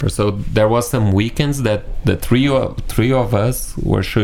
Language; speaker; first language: English; non-native, fluent; Portuguese